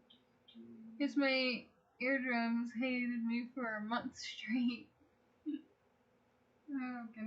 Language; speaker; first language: English; native; English